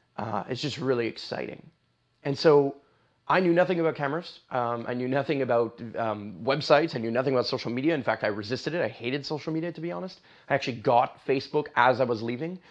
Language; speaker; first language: English; native; English